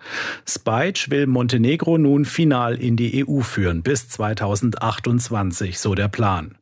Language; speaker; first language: German; native; German